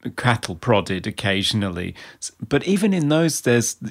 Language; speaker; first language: English; native; English